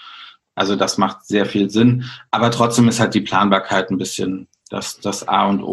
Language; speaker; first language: German; native; German